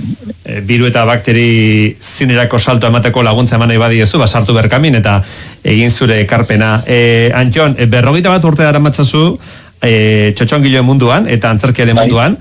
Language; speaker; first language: Basque; native; Basque